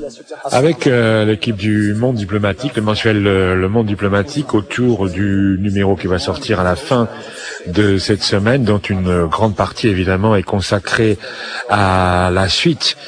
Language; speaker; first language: French; native; French